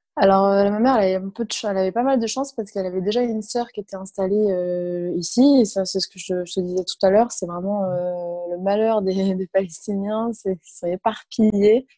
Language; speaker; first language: French; early bilingual, other home language; Arabic